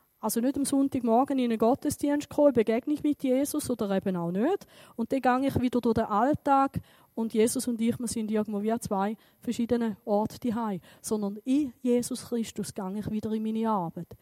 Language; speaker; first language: German; native; German